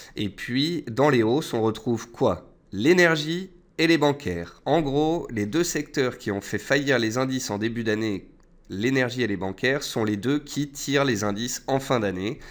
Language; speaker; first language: French; native; French